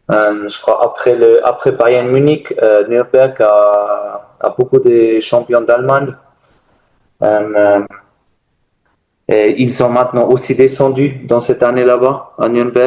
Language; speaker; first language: French; non-native, learner; German